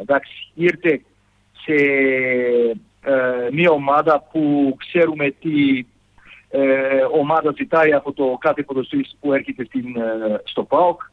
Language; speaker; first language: Greek; non-native, fluent; Serbian